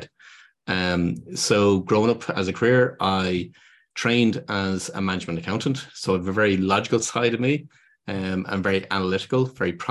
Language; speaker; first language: English; native; English